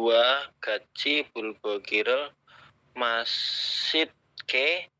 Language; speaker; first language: Korean; non-native, learner; Indonesian